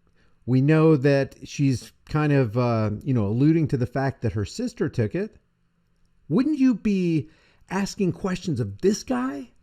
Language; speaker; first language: English; native; English